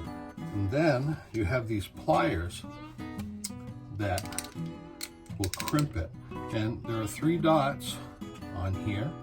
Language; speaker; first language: English; native; English